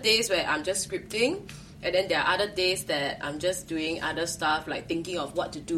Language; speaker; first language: English; early bilingual, other home language; Chinese